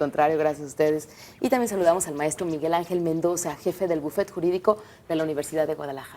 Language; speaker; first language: Spanish; native; Spanish